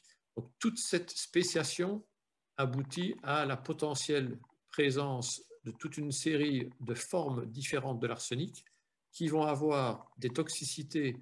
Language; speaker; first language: French; native; French